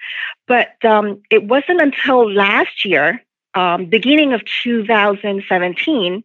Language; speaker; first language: English; non-native, local second language; Cantonese